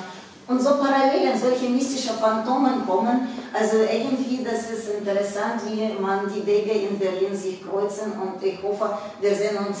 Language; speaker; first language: German; non-native, fluent; Russian